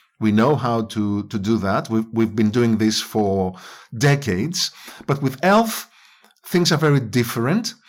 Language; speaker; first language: English; non-native, fluent; Greek